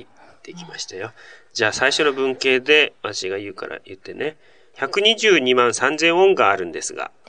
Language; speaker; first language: Japanese; native; Japanese